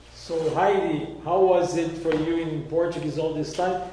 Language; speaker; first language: English; non-native, fluent; Portuguese